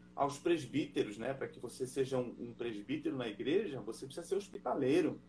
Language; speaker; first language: Portuguese; native; Portuguese